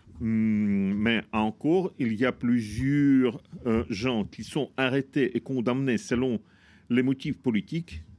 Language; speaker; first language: French; non-native, fluent; Russian